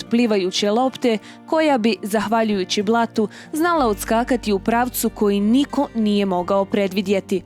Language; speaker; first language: Bosnian; native; Bosnian